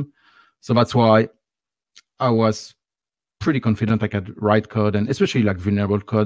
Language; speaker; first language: English; non-native, fluent; French